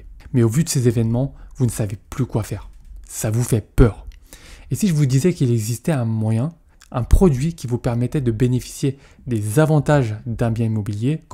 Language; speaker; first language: French; native; French